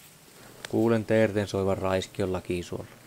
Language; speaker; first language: Finnish; native; Finnish